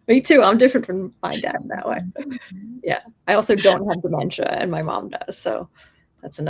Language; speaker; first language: English; native; English